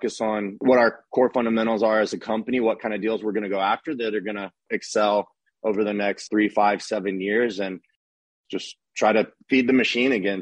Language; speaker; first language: English; native; English